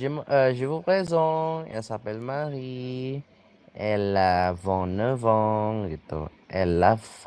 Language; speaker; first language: French; non-native, fluent; Indonesian